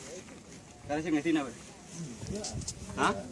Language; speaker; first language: Indonesian; non-native, local second language; Javanese